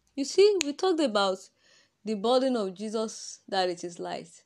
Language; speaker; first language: English; non-native, local second language; Yoruba